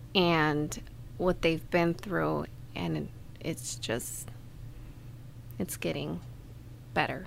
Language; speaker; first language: English; early bilingual, other home language; Spanish